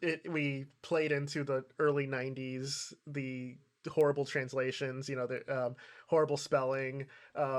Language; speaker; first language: English; native; English